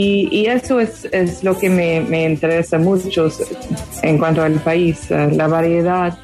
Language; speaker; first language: Spanish; non-native, fluent; English